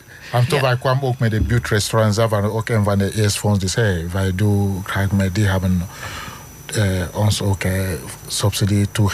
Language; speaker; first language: Dutch; non-native, fluent; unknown